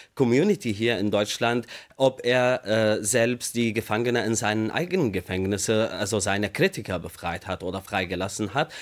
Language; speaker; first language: German; non-native, fluent; Arabic